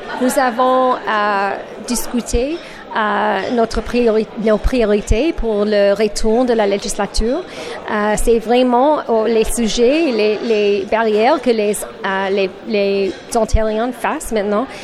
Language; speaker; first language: French; non-native, learner; English